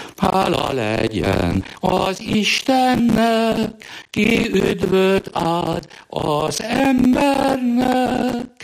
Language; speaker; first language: Hungarian; native; Hungarian